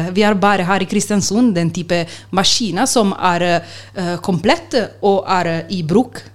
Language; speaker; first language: Norwegian; non-native, learner; Italian